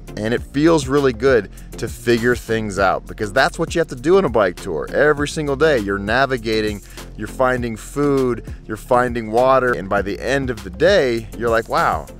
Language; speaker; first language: English; native; English